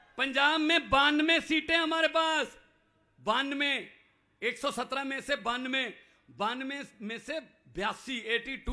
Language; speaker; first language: Hindi; non-native, local second language; Punjabi